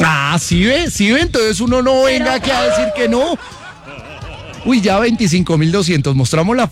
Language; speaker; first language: Spanish; native; Spanish